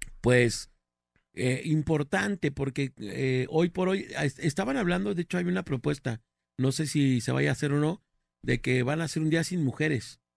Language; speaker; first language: Spanish; native; Spanish